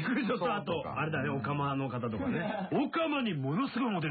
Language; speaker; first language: Japanese; native; Japanese